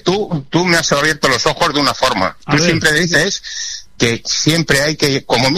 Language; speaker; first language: Spanish; native; Spanish